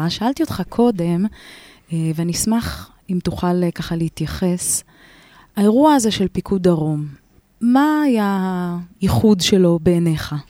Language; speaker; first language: Hebrew; native; Hebrew